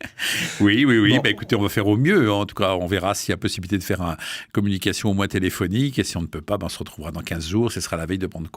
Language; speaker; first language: French; native; French